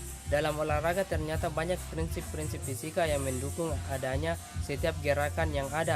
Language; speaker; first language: Indonesian; native; Indonesian